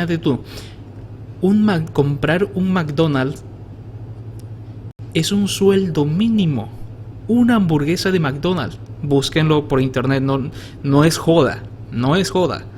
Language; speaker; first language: Spanish; native; Spanish